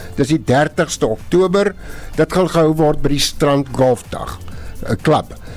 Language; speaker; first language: Afrikaans; native; Afrikaans